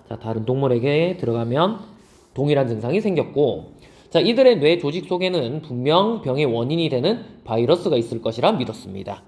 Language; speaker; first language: Korean; native; Korean